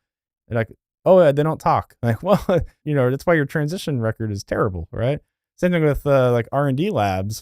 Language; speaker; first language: English; native; English